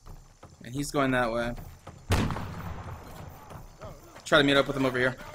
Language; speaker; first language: English; native; English